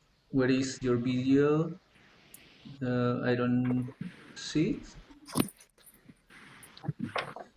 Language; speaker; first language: English; non-native, learner; Spanish